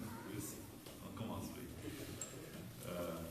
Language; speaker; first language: French; non-native, fluent; Romanian